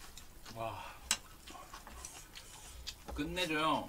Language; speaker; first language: Korean; native; Korean